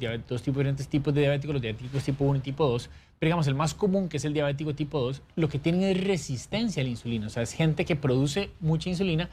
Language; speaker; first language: Spanish; native; Spanish